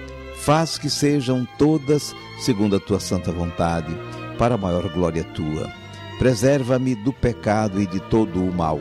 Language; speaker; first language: Portuguese; native; Portuguese